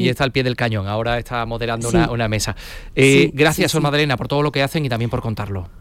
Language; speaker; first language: Spanish; native; Spanish